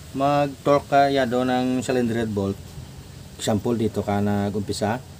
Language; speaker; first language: Filipino; non-native, local second language; Cebuano